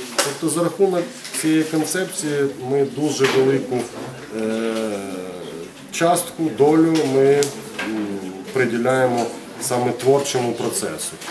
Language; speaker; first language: Ukrainian; non-native, local second language; Russian